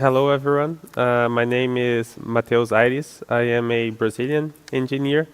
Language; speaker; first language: English; non-native, fluent; Portuguese